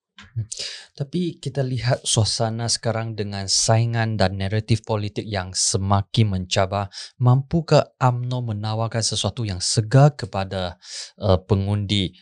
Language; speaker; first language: Malay; non-native, local second language; Chinese